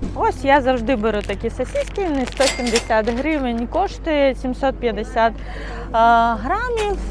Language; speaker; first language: Ukrainian; non-native, local second language; Russian